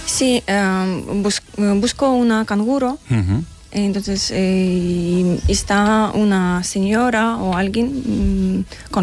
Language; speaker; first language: Spanish; non-native, learner; Ukrainian